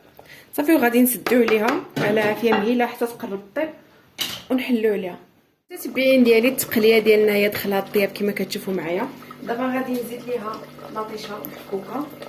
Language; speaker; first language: Arabic; native; Arabic